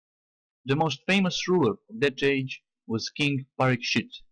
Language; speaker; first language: English; non-native, fluent; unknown